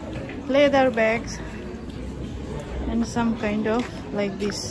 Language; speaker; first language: English; non-native, local second language; Bangla